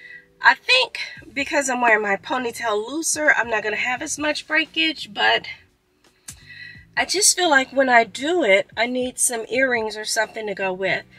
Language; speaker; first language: English; native; English